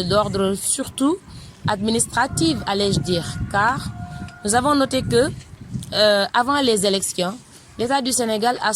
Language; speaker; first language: French; non-native, local second language; Wolof